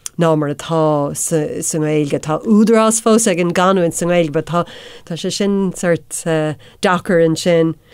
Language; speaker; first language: Irish; non-native, local second language; English